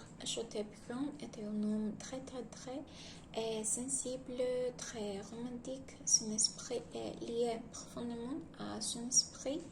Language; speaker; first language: French; non-native, learner; Spanish